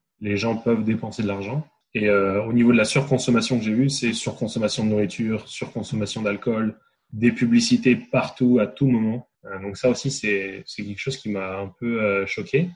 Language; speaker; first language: French; native; French